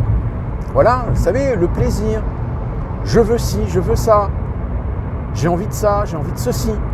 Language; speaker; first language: French; native; French